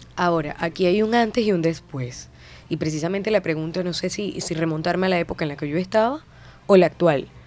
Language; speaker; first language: Spanish; native; Spanish